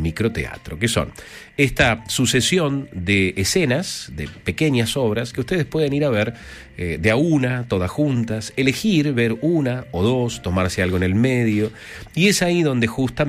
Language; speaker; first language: Spanish; native; Spanish